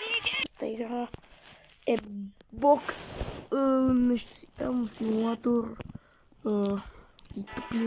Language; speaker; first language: Bulgarian; native; Bulgarian